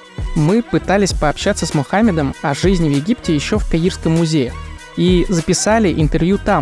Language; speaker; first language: Russian; native; Russian